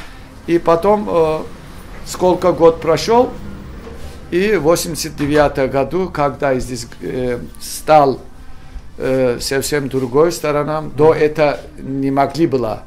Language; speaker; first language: Russian; non-native, learner; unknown